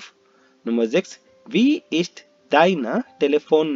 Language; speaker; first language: German; non-native, fluent; Hindi